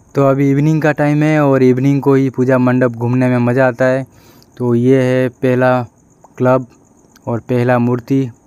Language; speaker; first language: Hindi; non-native, local second language; Odia